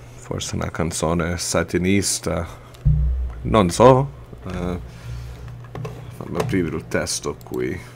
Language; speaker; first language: Italian; early bilingual, heritage; Italian